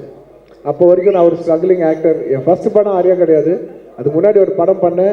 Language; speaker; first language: Tamil; non-native, fluent; Telugu